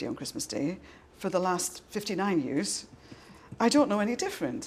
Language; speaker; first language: English; native; English